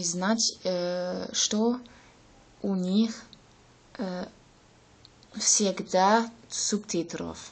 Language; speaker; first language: Russian; non-native, learner; German